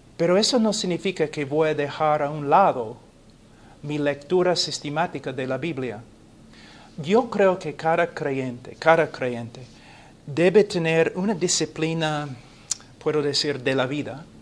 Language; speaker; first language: Spanish; non-native, fluent; English